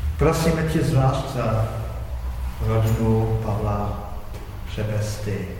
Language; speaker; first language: Czech; non-native, fluent; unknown